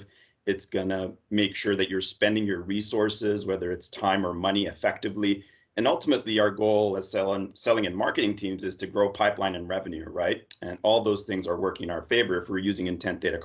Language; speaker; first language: English; native; English